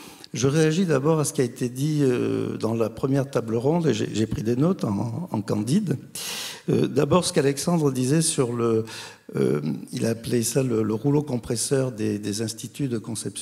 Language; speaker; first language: French; native; French